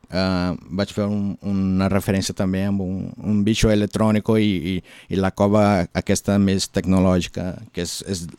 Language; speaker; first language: Catalan; non-native, learner; Portuguese